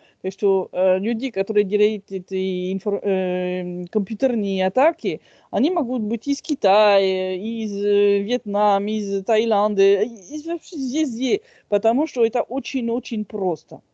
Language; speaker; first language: Russian; non-native, fluent; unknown